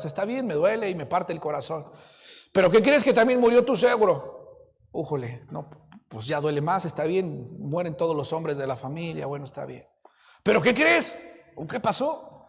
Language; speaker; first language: Spanish; native; Spanish